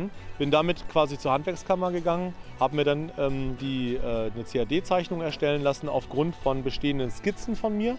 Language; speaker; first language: German; native; German